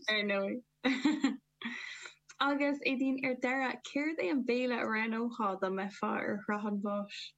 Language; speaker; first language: Irish; non-native, local second language; English